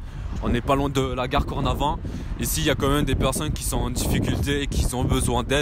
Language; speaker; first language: French; native; French